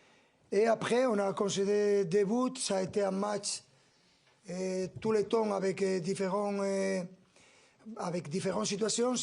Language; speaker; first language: French; non-native, fluent; Spanish